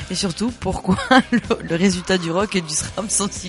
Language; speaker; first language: French; native; French